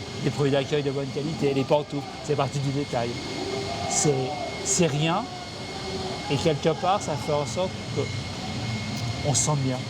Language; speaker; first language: French; native; French